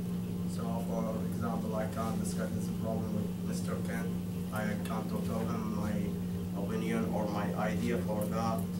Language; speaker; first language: English; non-native, learner; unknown